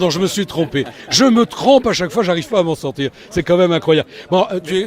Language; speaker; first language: French; native; French